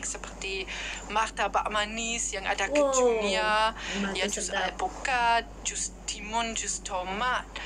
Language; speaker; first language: Indonesian; non-native, fluent; German